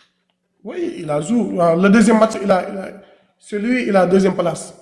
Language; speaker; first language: French; non-native, local second language; Wolof